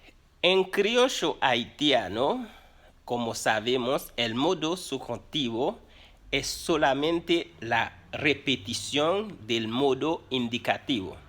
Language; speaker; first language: Spanish; non-native, fluent; Haitian Creole